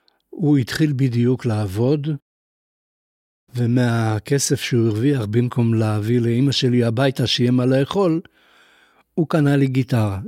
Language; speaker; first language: Hebrew; non-native, fluent; Polish